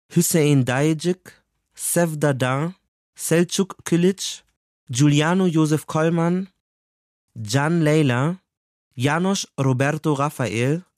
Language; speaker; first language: German; native; German